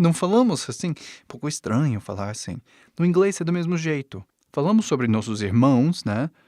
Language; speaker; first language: Portuguese; non-native, fluent; English